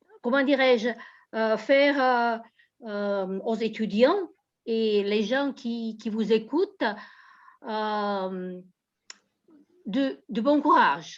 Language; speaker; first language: French; non-native, fluent; Bulgarian